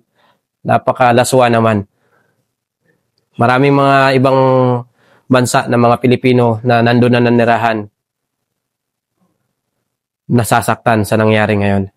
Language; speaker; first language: Filipino; native; Filipino